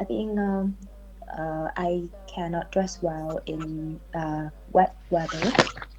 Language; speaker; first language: English; non-native, learner; Vietnamese